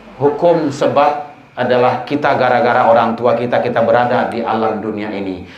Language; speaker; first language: Malay; non-native, local second language; Minangkabau